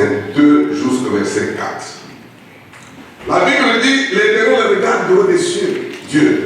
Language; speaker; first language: French; non-native, local second language; Lingala